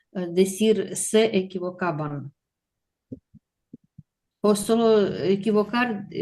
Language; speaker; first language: Spanish; non-native, learner; Russian